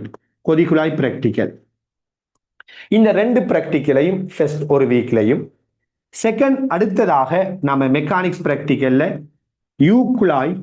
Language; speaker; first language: Tamil; native; Tamil